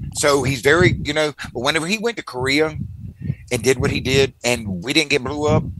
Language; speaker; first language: English; native; English